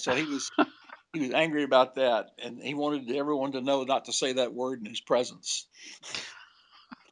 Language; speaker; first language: English; native; English